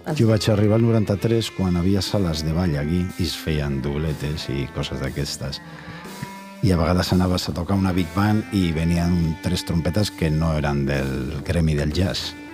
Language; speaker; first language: Catalan; non-native, local second language; Spanish